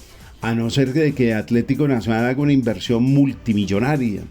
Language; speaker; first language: Spanish; native; Spanish